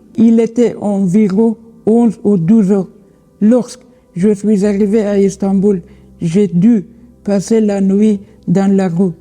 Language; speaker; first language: French; non-native, learner; Persian